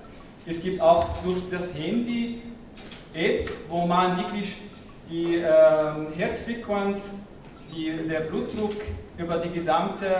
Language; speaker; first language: German; non-native, fluent; Arabic